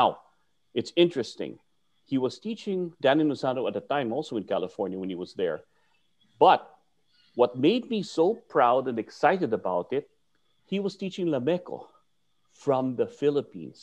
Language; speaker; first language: English; non-native, local second language; Filipino